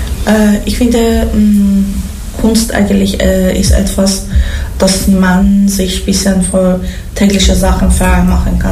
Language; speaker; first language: German; non-native, learner; Persian